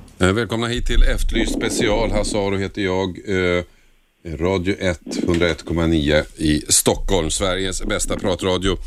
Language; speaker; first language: Swedish; native; Swedish